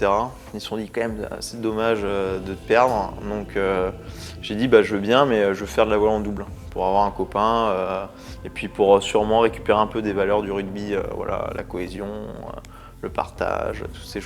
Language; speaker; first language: French; native; French